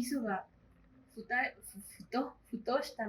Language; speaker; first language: Japanese; non-native, learner; Spanish